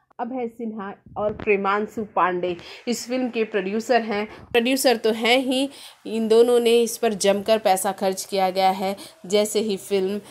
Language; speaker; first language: Hindi; native; Hindi